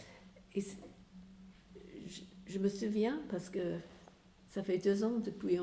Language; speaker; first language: French; non-native, fluent; English